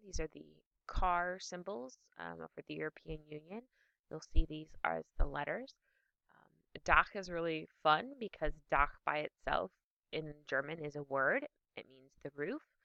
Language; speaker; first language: English; native; English